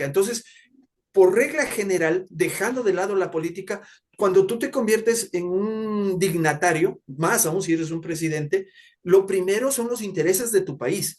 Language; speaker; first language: Spanish; native; Spanish